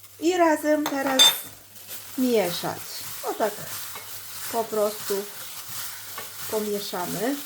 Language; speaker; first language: Polish; non-native, learner; Chinese